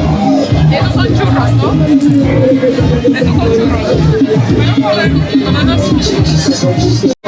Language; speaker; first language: Spanish; non-native, learner; Russian